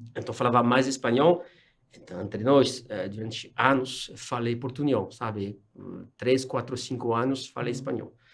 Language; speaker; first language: Portuguese; non-native, fluent; French